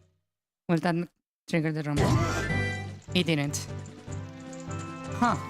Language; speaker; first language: English; non-native, fluent; Spanish